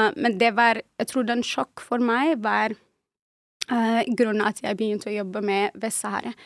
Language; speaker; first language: Norwegian; non-native, fluent; Arabic